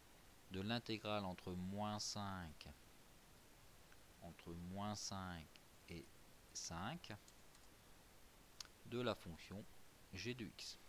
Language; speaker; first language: French; native; French